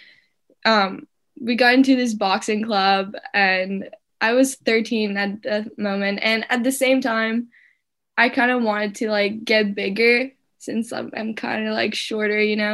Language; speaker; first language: English; non-native, fluent; French